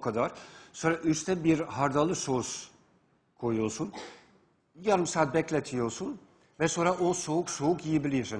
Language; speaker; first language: Turkish; non-native, fluent; Dutch